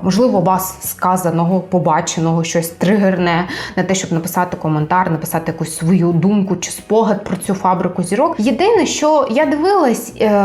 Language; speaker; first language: Ukrainian; native; Ukrainian